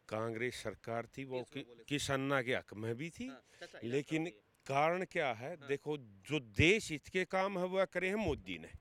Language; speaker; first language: Hindi; native; Hindi